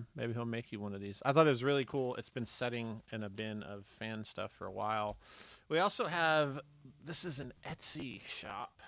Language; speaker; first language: English; native; English